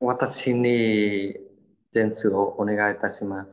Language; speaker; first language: Japanese; non-native, learner; Vietnamese